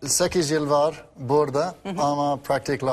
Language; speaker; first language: Turkish; non-native, learner; English